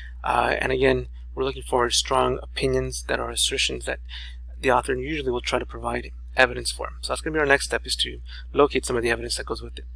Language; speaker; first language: English; native; English